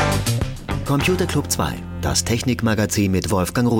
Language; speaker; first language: German; native; German